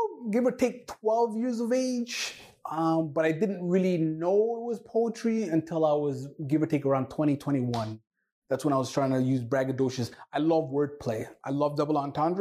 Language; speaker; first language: English; non-native, fluent; Somali